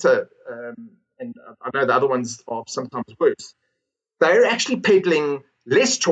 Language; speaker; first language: English; native; English